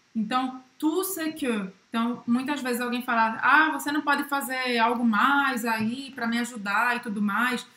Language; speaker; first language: Portuguese; native; Portuguese